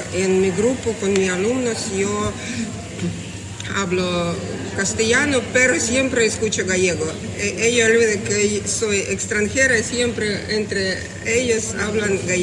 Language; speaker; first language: Spanish; non-native, learner; Russian